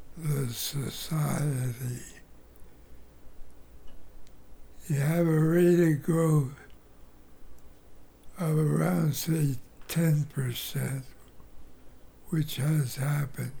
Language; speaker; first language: English; native; English